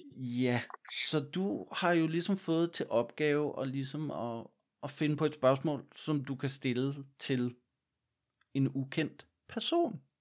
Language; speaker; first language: Danish; native; Danish